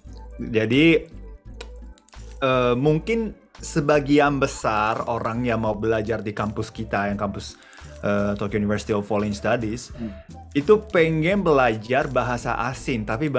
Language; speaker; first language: Indonesian; non-native, fluent; Japanese